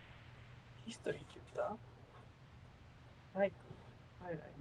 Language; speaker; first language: English; non-native, learner; Japanese